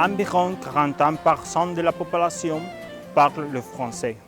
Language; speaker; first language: French; non-native, learner; Spanish